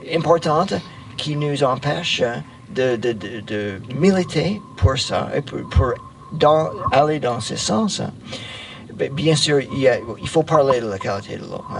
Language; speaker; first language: French; non-native, fluent; English